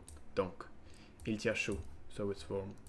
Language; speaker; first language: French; non-native, learner; Russian